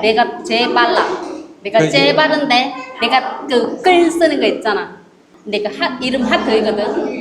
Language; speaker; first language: Korean; non-native, learner; Vietnamese